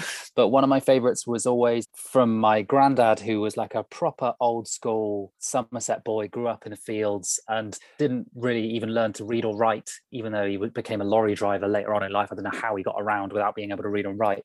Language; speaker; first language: English; native; English